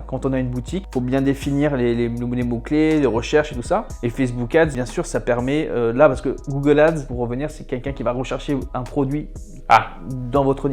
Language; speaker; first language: French; native; French